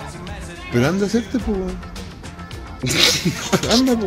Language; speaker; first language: Spanish; native; Spanish